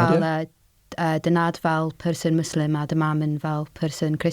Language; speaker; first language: Welsh; non-native, local second language; English